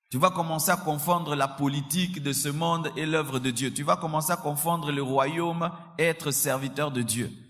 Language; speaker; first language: French; non-native, local second language; Lingala